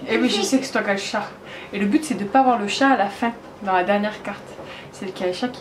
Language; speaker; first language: French; native; French